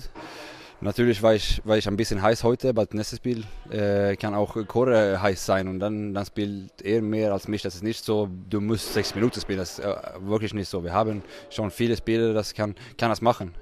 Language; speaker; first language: German; non-native, fluent; Swedish